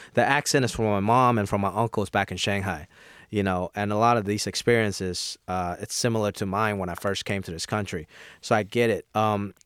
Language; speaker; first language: English; non-native, local second language; Cantonese